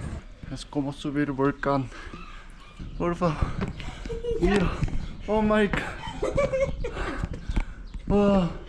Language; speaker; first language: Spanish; non-native, learner; Korean